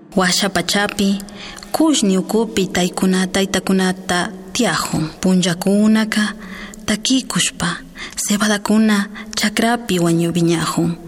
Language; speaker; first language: Spanish; non-native, local second language; Quechua